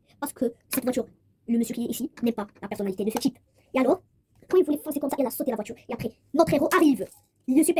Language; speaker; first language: French; non-native, local second language; Arabic